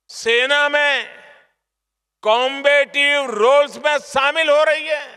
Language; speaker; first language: Hindi; non-native, local second language; Gujarati